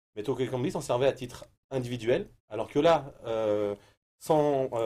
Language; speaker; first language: French; native; French